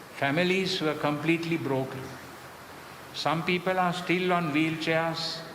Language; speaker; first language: English; non-native, local second language; Sinhala